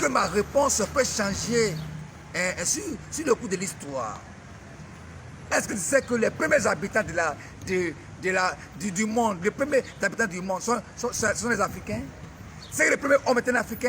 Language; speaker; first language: French; native; French